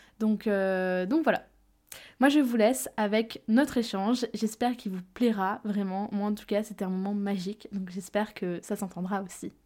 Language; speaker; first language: French; native; French